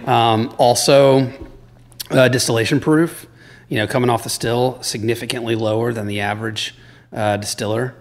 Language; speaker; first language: English; native; English